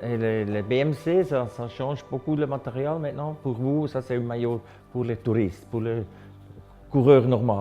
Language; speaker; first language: French; non-native, local second language; German